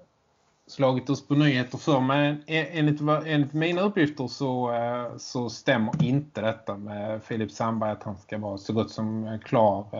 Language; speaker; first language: Swedish; native; Swedish